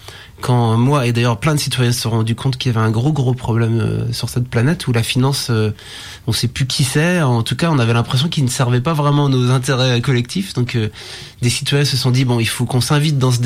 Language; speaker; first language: French; native; French